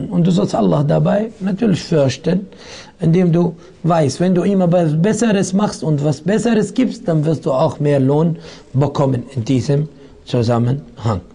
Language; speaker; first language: German; non-native, fluent; Arabic